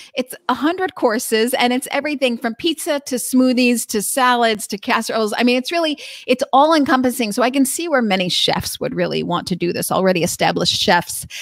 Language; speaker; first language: English; native; English